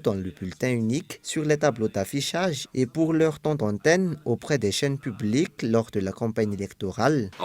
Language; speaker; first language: French; non-native, local second language; Malagasy